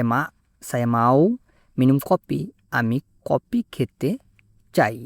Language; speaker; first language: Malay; non-native, fluent; Bangla